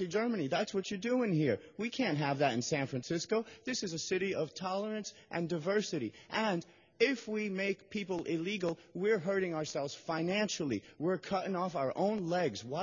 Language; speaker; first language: English; non-native, fluent; Russian